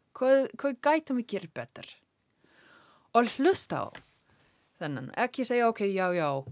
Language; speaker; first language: Icelandic; non-native, learner; English